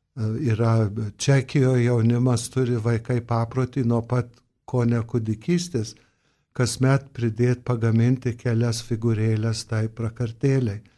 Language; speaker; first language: Lithuanian; early bilingual, heritage; Lithuanian